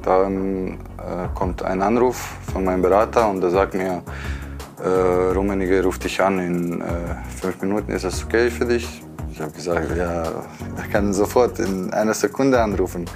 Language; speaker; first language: German; non-native, fluent; Croatian